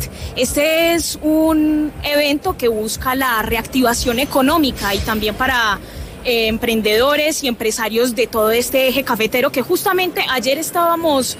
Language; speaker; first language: Spanish; native; Spanish